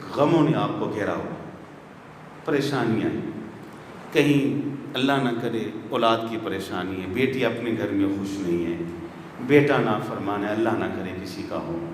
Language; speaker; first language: Urdu; non-native, local second language; Punjabi